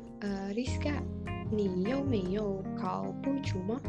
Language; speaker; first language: Chinese; non-native, learner; Indonesian